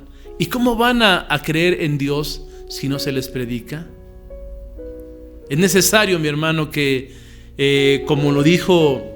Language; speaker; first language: Spanish; native; Spanish